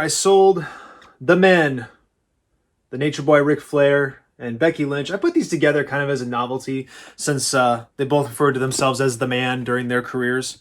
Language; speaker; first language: English; native; English